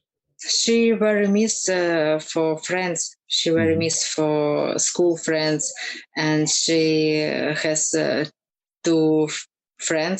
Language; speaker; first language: English; non-native, learner; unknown